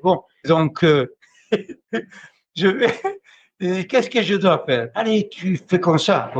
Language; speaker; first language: French; non-native, fluent; Spanish